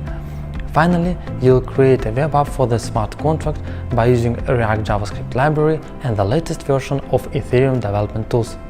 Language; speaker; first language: English; non-native, fluent; Russian